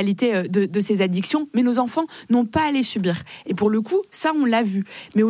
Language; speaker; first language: French; native; French